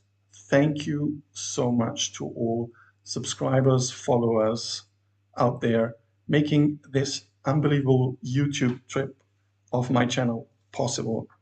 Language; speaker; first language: English; non-native, fluent; German